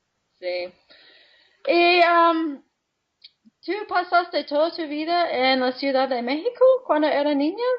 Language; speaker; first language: Spanish; non-native, fluent; English